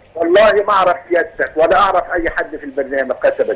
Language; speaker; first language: Arabic; native; Arabic